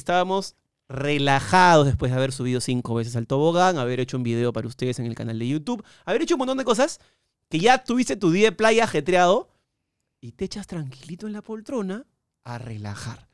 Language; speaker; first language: Spanish; native; Spanish